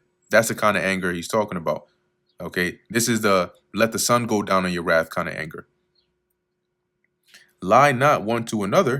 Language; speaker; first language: English; native; English